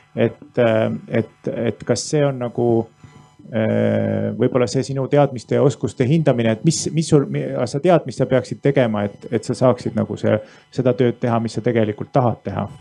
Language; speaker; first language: Estonian; native; Estonian